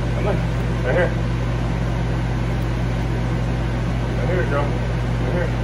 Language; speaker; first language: English; native; English